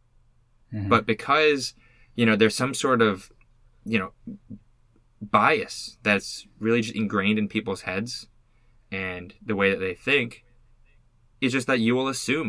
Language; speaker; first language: English; native; English